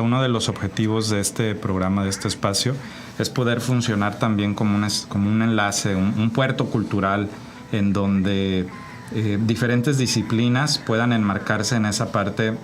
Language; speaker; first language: Spanish; native; Spanish